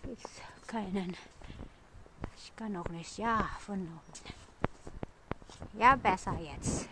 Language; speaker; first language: German; non-native, learner; Filipino